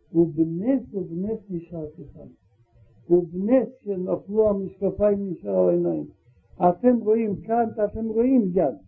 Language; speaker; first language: Hebrew; non-native, learner; Russian